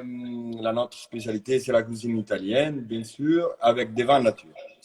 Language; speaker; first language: French; non-native, fluent; Italian